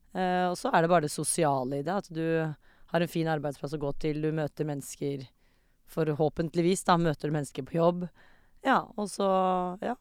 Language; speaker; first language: Norwegian; early bilingual, other home language; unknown